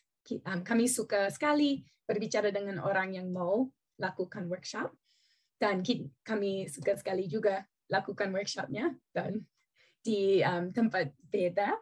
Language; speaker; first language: Indonesian; non-native, learner; English